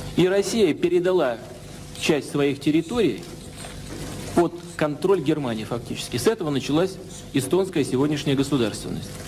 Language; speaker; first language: Russian; native; Russian